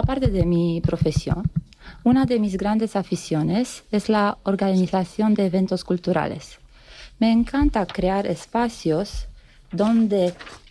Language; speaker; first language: Spanish; non-native, fluent; Romanian